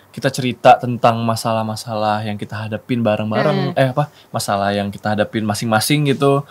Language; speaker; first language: Indonesian; native; Indonesian